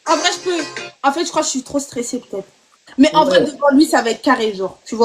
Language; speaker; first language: French; native; French